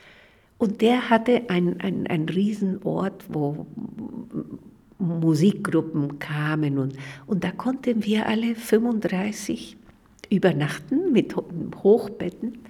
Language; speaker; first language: German; non-native, fluent; Spanish